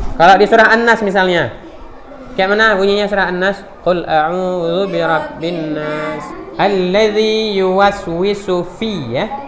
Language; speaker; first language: Indonesian; non-native, local second language; Achinese